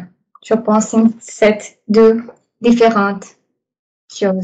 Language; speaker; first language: French; non-native, learner; Portuguese